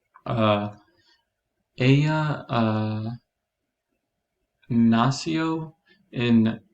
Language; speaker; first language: Spanish; non-native, learner; English